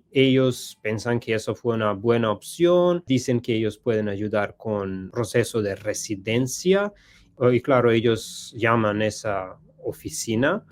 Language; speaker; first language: Spanish; non-native, learner; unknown